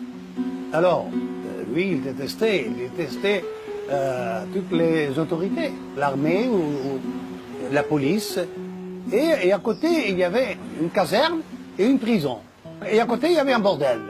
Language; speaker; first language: French; non-native, fluent; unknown